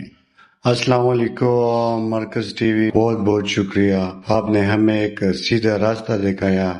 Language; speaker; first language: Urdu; non-native, local second language; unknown